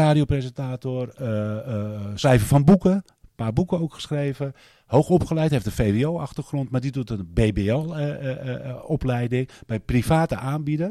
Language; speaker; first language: Dutch; native; Dutch